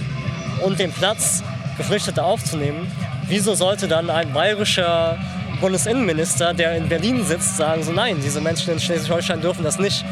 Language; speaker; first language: German; native; German